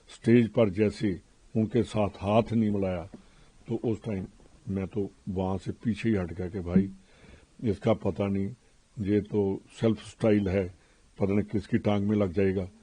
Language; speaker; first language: Hindi; non-native, local second language; Punjabi